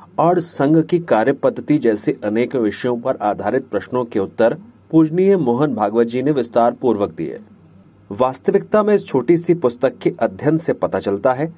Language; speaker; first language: Hindi; native; Hindi